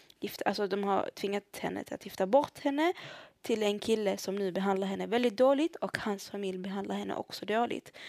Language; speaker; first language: Swedish; early bilingual, other home language; Arabic